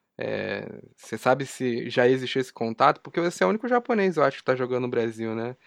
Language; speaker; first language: Portuguese; native; Portuguese